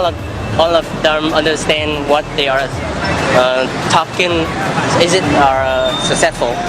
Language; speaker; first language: English; non-native, learner; Vietnamese